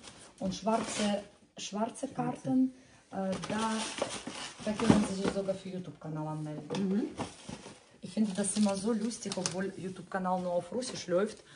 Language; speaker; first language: German; non-native, fluent; Russian